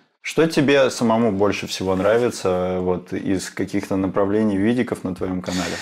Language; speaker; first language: Russian; native; Russian